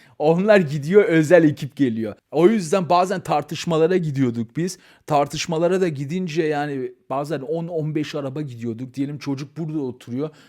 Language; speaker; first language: Turkish; early bilingual, heritage; Turkish